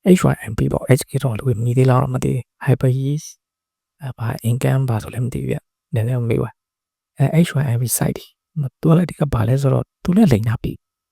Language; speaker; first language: Burmese; native; Burmese